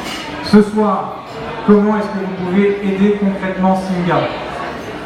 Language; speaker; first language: French; native; French